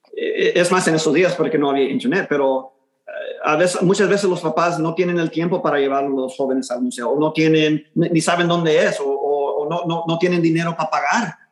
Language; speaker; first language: Spanish; early bilingual, heritage; Spanish